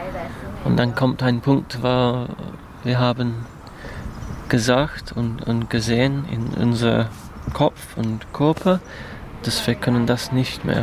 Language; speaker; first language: German; non-native, fluent; English